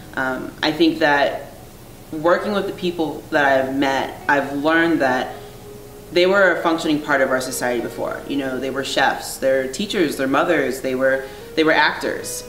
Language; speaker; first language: English; native; English